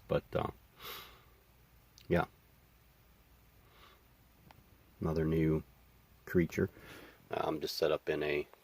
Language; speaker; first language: English; native; English